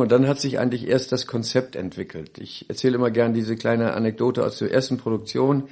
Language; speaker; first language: German; native; German